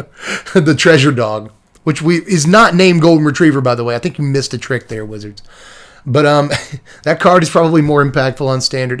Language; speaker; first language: English; native; English